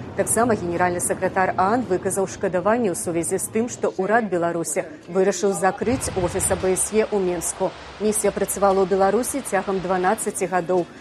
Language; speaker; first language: Belarusian; native; Belarusian